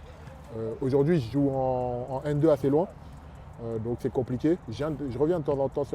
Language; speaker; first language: French; native; French